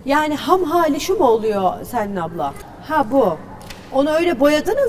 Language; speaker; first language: Turkish; native; Turkish